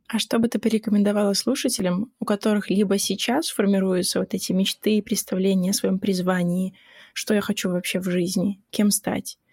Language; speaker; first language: Russian; native; Russian